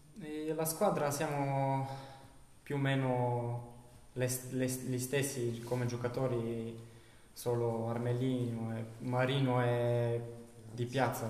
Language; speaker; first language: Italian; non-native, learner; Bulgarian